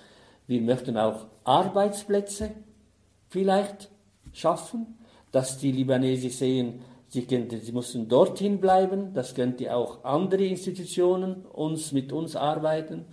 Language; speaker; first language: German; non-native, fluent; Arabic